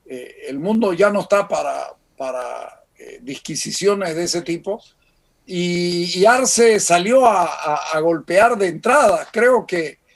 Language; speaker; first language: Spanish; native; Spanish